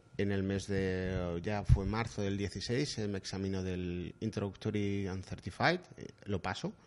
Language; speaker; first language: Spanish; native; Spanish